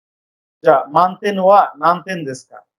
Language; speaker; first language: Japanese; non-native, fluent; Bangla